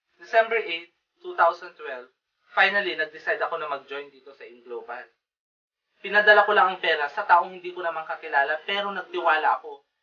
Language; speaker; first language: Filipino; non-native, local second language; Iloko